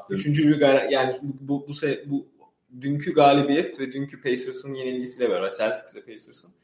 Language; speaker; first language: Turkish; native; Turkish